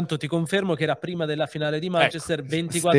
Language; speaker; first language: Italian; native; Italian